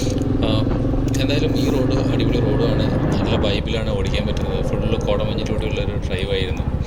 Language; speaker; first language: Malayalam; native; Malayalam